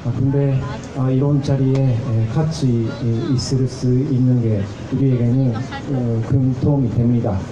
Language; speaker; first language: Korean; non-native, fluent; Japanese